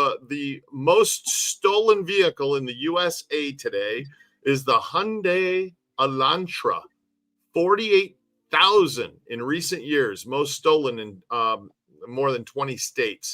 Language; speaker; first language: English; native; English